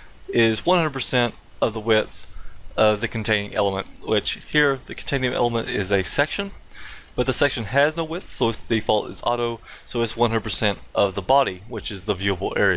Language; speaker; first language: English; native; English